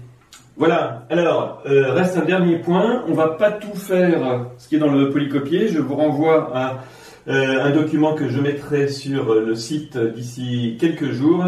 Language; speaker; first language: French; native; French